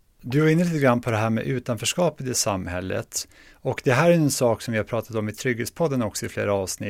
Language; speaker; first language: Swedish; native; Swedish